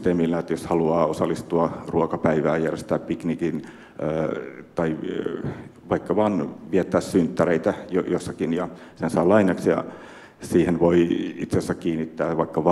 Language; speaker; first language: Finnish; native; Finnish